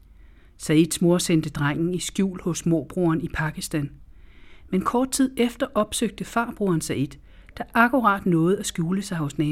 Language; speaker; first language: Danish; native; Danish